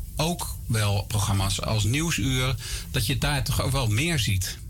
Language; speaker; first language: Dutch; native; Dutch